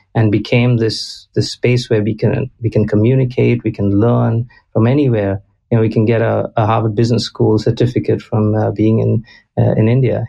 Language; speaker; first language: English; non-native, local second language; Konkani